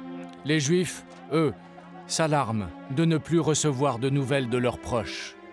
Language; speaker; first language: French; native; French